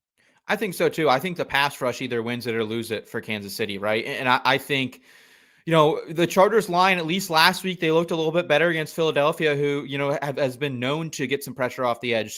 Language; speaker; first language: English; native; English